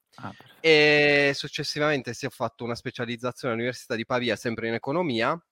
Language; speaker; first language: Italian; native; Italian